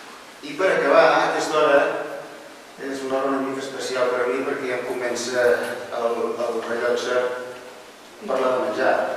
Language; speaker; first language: Catalan; native; Catalan